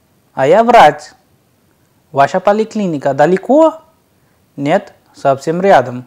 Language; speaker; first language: Russian; non-native, fluent; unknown